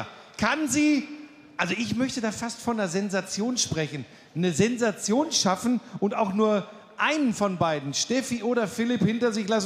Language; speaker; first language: German; native; German